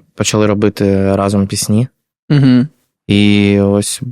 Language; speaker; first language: Ukrainian; non-native, local second language; Russian